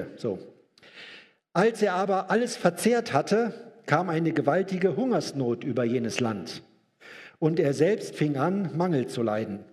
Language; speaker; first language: German; native; German